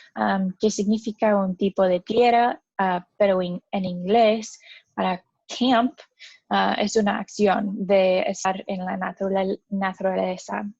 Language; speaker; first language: Spanish; non-native, learner; English